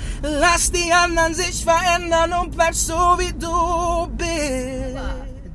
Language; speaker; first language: German; early bilingual, other home language; Bosnian